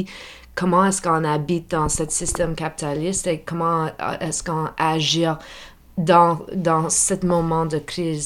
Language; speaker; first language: French; non-native, local second language; English